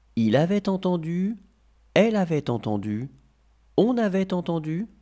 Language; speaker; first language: French; native; French